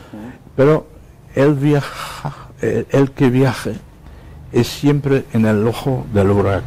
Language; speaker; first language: Spanish; non-native, fluent; Dutch